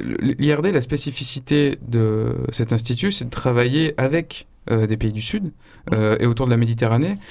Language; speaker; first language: French; native; French